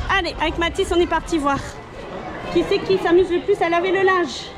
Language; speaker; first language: French; native; French